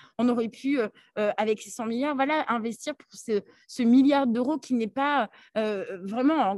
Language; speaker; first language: French; early bilingual, other home language; Arabic